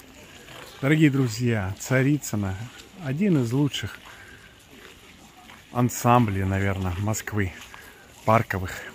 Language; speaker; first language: Russian; native; Russian